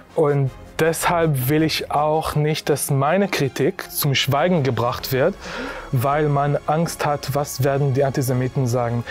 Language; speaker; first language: German; non-native, fluent; Hebrew